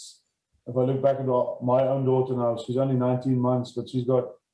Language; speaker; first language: English; non-native, local second language; Afrikaans